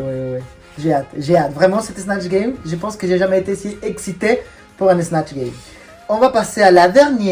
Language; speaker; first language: French; non-native, fluent; Spanish